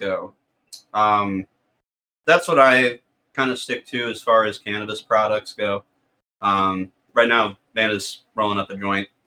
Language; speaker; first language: English; native; English